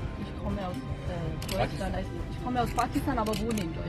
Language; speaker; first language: German; non-native, fluent; Urdu